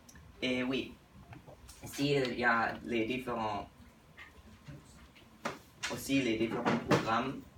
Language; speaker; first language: French; non-native, learner; English